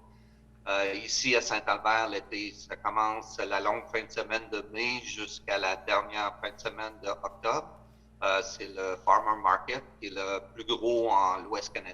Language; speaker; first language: French; native; French